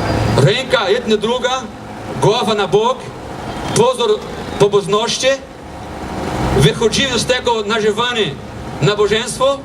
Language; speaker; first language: Polish; non-native, fluent; Portuguese